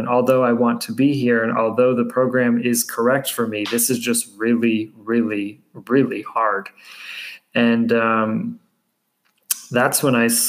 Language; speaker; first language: English; native; English